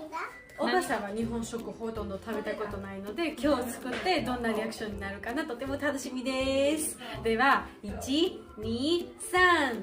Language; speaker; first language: Japanese; non-native, fluent; Georgian